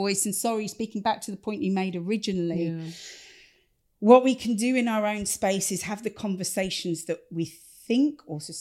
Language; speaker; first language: English; native; English